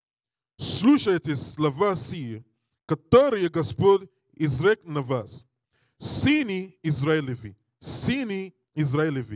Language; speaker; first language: Russian; non-native, learner; English